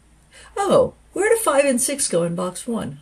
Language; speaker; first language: English; native; English